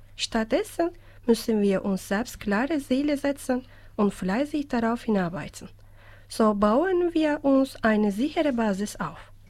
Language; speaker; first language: German; non-native, fluent; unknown